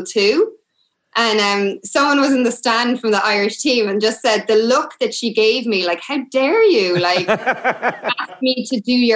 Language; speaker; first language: English; native; English